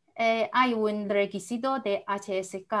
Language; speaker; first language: Spanish; non-native, fluent; Chinese